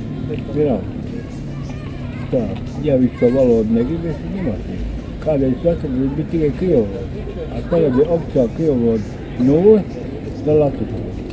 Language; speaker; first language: Latvian; non-native, local second language; Russian